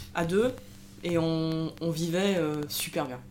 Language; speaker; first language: French; native; French